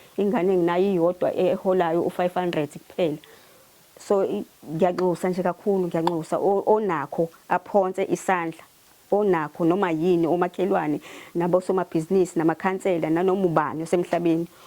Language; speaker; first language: Zulu; native; Zulu